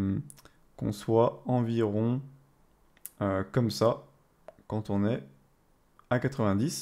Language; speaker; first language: French; native; French